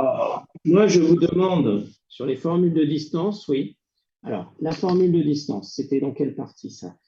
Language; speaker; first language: French; native; French